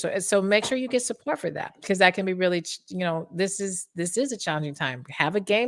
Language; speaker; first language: English; native; English